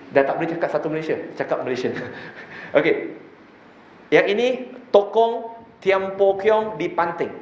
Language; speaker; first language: Malay; non-native, local second language; Chinese